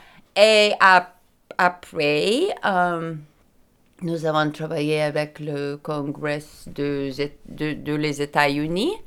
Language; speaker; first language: French; non-native, learner; Lithuanian